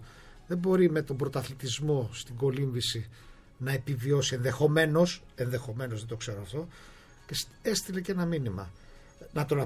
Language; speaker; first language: Greek; native; Greek